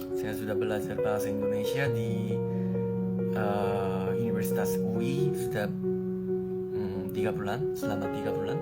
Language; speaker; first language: Indonesian; non-native, learner; Korean